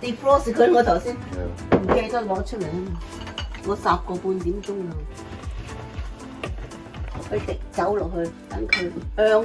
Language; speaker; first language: Cantonese; native; Cantonese